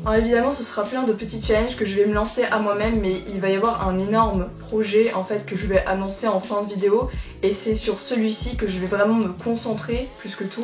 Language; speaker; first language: French; native; French